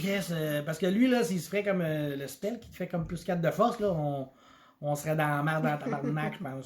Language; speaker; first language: French; native; French